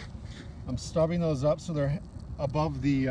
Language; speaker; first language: English; native; English